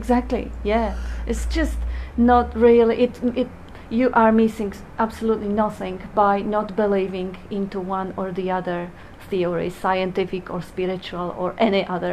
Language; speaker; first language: English; non-native, fluent; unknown